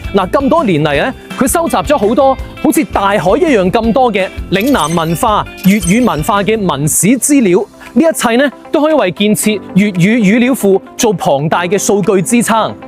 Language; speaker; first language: Cantonese; native; Cantonese